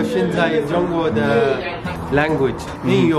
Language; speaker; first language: Chinese; non-native, learner; Arabic